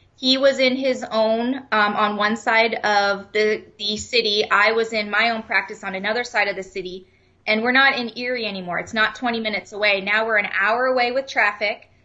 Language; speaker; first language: English; native; English